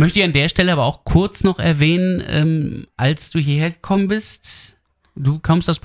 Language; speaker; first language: German; native; German